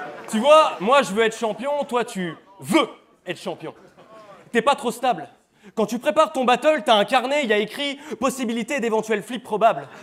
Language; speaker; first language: French; native; French